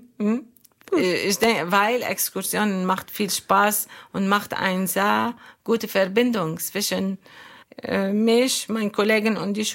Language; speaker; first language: German; non-native, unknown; Arabic